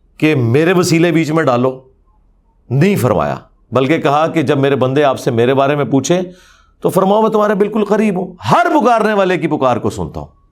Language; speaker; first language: Urdu; non-native, local second language; Punjabi